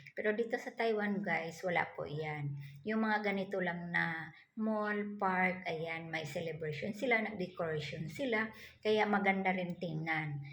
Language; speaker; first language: Filipino; non-native, local second language; Cebuano